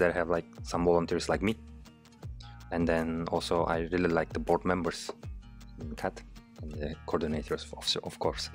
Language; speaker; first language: English; non-native, learner; Turkish